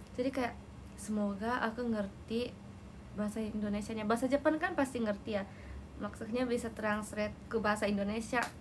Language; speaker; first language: Indonesian; non-native, fluent; Japanese